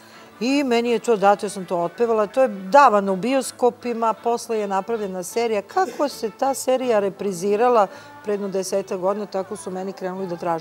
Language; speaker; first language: Serbian; native; Serbian